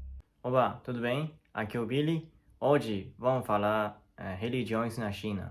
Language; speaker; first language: Portuguese; non-native, learner; Chinese